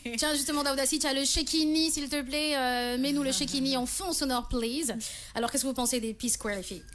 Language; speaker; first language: French; non-native, local second language; Wolof